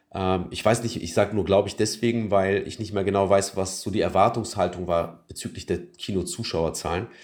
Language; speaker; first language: German; early bilingual, other home language; Turkish